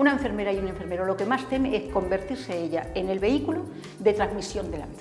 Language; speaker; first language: Spanish; native; Spanish